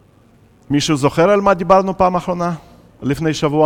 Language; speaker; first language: Hebrew; non-native, fluent; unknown